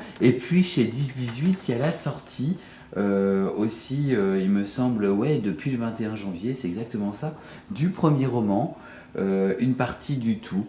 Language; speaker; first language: French; native; French